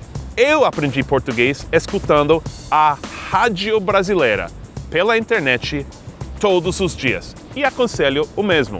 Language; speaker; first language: Portuguese; non-native, fluent; English